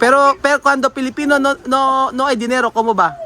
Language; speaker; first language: Spanish; non-native, learner; Filipino